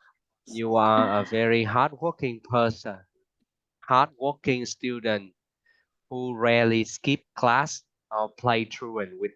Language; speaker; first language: English; non-native, fluent; Vietnamese